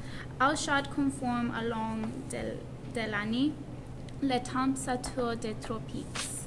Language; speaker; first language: French; non-native, learner; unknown